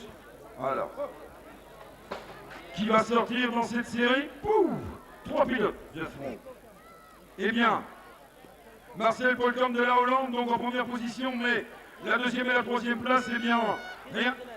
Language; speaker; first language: French; native; French